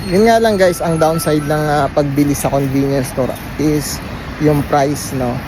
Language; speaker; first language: Filipino; native; Filipino